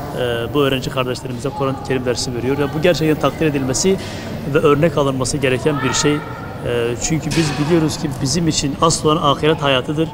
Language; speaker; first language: Turkish; native; Turkish